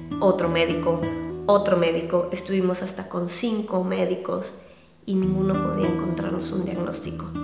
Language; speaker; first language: Spanish; native; Spanish